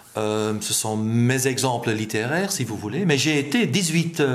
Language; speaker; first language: French; non-native, fluent; Dutch